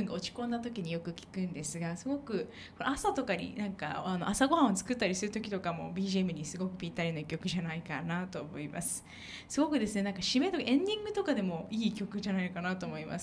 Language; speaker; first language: Japanese; native; Japanese